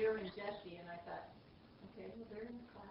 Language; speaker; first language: English; native; English